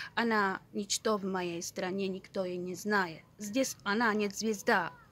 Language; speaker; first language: Russian; non-native, learner; Czech